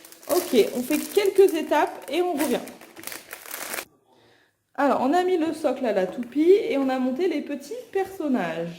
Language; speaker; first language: French; native; French